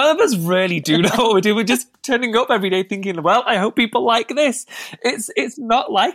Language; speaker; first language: English; native; English